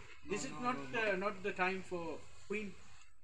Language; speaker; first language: English; non-native, fluent; Sinhala